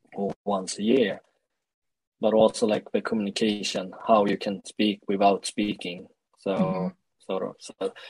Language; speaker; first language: English; early bilingual, other home language; Swedish